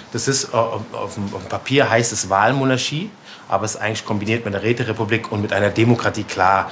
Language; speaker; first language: German; native; German